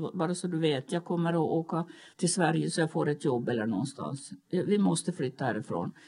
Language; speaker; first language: Swedish; native; Swedish